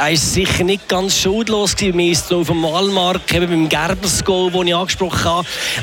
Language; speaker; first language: German; native; German